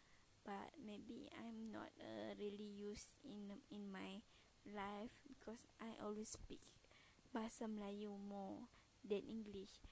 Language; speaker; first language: English; non-native, learner; Malay